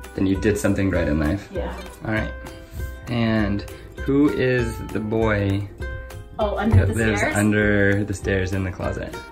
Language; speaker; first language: English; native; English